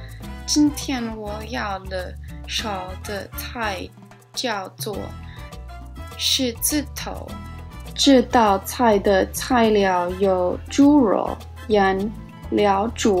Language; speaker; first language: Chinese; non-native, learner; English